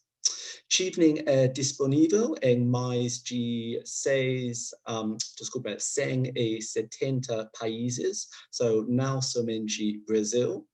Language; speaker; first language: Portuguese; non-native, learner; English